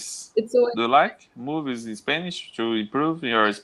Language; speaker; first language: English; non-native, learner; Portuguese